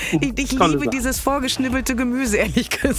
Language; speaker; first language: German; native; German